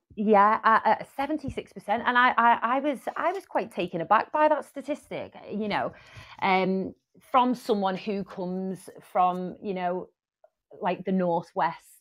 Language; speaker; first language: English; native; English